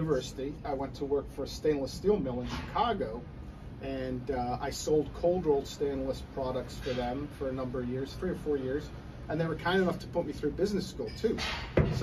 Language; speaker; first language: English; native; English